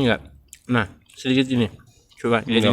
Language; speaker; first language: Indonesian; non-native, fluent; French